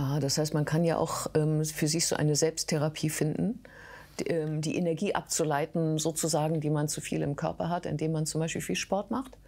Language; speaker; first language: German; native; German